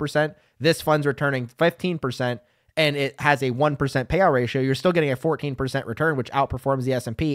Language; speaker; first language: English; native; English